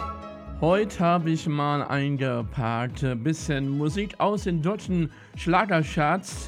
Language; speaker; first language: German; native; German